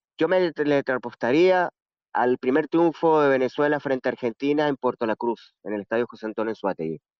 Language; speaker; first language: Spanish; native; Spanish